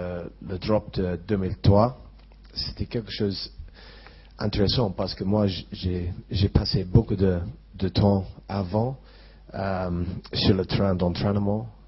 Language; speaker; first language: French; non-native, fluent; English